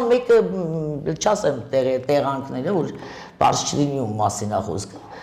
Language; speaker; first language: Armenian; native; Armenian